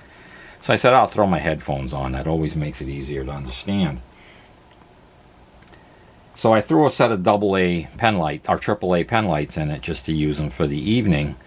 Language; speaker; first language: English; native; English